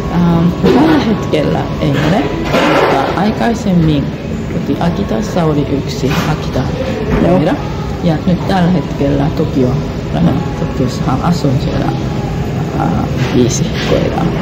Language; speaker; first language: Finnish; non-native, fluent; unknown